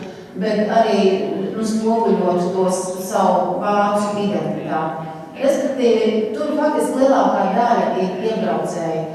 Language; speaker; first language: Latvian; native; Latvian